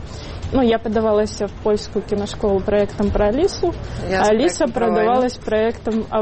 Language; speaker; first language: Russian; native; Russian